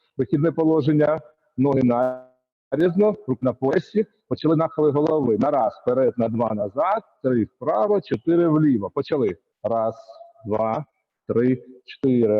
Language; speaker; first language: Ukrainian; native; Ukrainian